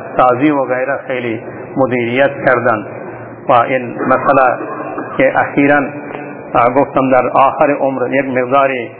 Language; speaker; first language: Persian; non-native, local second language; Baluchi